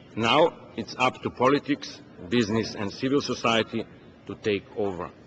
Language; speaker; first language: English; non-native, fluent; Macedonian